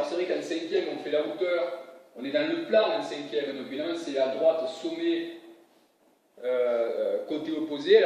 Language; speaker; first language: French; native; French